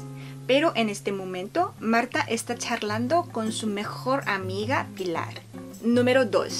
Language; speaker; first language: Spanish; non-native, fluent; Korean